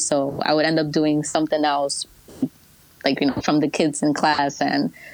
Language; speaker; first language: English; early bilingual, other home language; Spanish